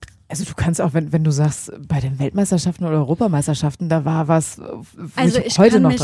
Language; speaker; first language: German; native; German